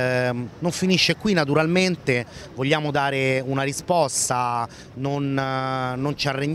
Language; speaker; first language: Italian; native; Italian